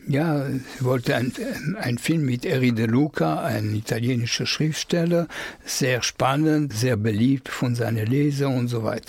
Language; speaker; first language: German; non-native, fluent; French